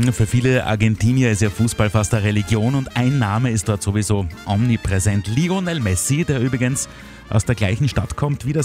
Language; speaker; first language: German; native; German